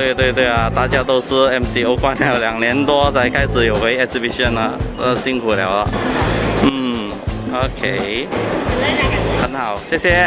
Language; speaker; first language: Chinese; non-native, local second language; Cantonese